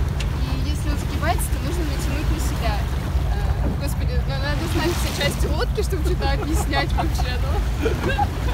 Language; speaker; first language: Russian; native; Russian